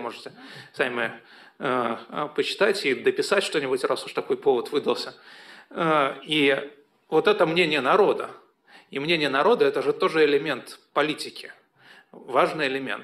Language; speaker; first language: Russian; native; Russian